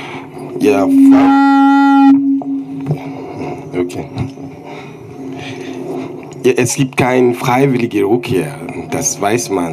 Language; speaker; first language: German; non-native, learner; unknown